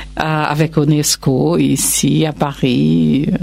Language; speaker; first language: French; non-native, fluent; Portuguese